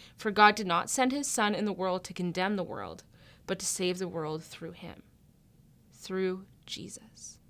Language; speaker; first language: English; native; English